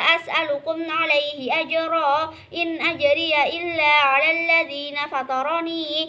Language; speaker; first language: Arabic; non-native, learner; Indonesian